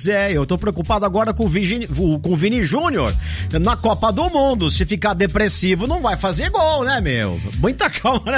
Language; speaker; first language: Portuguese; native; Portuguese